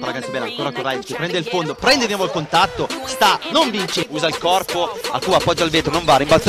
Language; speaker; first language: Italian; native; Italian